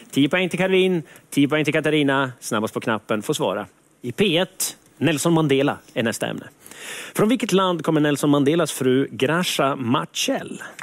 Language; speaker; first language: Swedish; native; Swedish